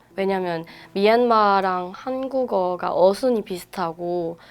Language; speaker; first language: Korean; non-native, fluent; Burmese